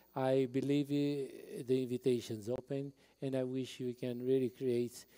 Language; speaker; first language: English; non-native, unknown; Portuguese